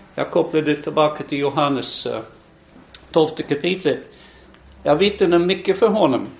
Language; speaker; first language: Swedish; non-native, fluent; English